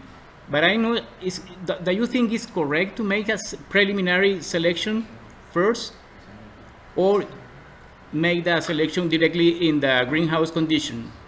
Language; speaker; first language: English; non-native, learner; Spanish